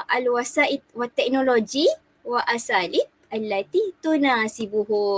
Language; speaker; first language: Arabic; non-native, learner; Malay